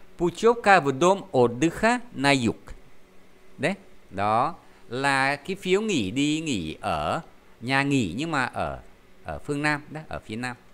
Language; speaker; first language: Vietnamese; native; Vietnamese